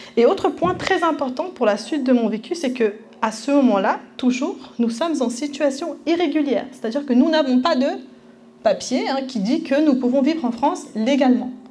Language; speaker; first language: French; early bilingual, other home language; Spanish